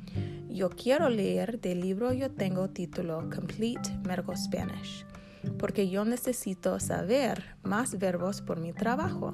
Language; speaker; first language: Spanish; non-native, learner; English